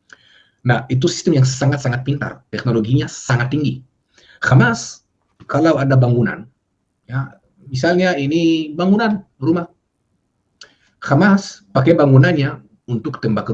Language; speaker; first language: Indonesian; non-native, fluent; Hebrew